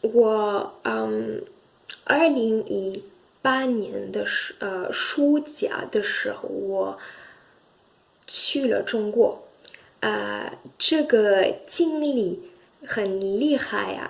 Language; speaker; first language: Chinese; non-native, learner; French